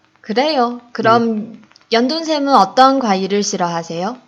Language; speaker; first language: Korean; non-native, fluent; Chinese